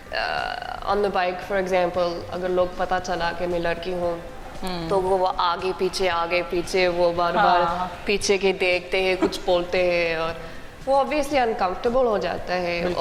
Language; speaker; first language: Hindi; non-native, learner; English